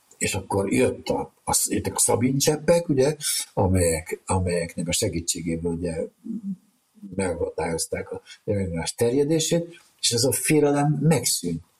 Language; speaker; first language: Hungarian; native; Hungarian